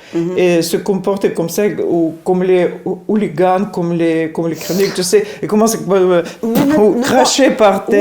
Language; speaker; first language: French; non-native, fluent; Russian